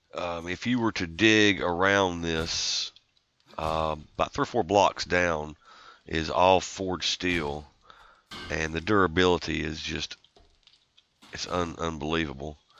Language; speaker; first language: English; native; English